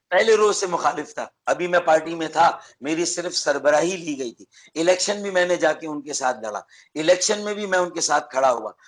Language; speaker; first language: Urdu; native; Urdu